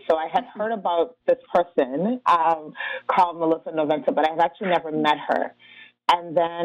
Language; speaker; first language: English; native; English